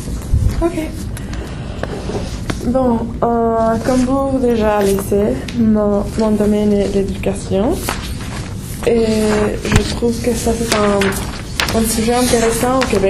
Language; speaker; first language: French; non-native, fluent; Spanish